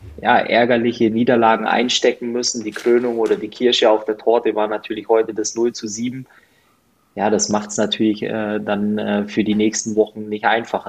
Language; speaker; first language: German; native; German